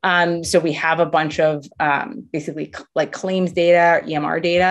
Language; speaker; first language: English; native; English